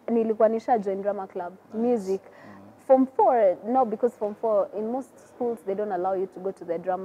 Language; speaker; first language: English; non-native, local second language; Kikuyu